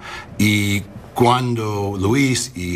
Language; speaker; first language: Spanish; non-native, learner; English